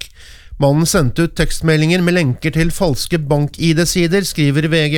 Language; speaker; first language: Norwegian; native; Norwegian